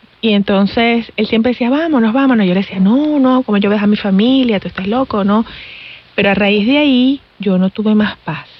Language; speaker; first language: Spanish; native; Spanish